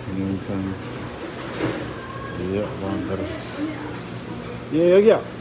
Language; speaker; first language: Korean; non-native, learner; Fijian